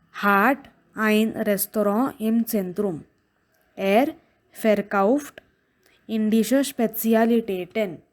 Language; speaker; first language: German; non-native, fluent; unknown